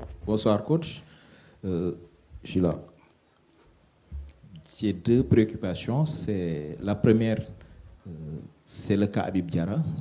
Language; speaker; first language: French; native; French